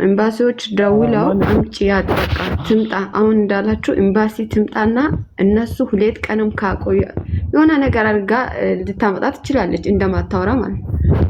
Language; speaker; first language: Amharic; non-native, local second language; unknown